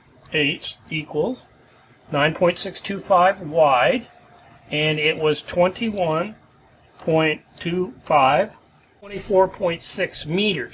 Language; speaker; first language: English; native; English